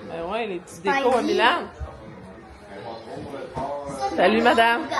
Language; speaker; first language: French; native; French